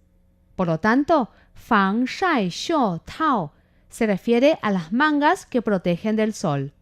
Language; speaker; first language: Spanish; non-native, fluent; Chinese